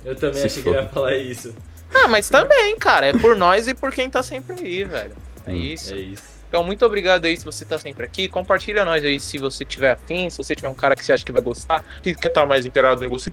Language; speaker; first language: Portuguese; native; Portuguese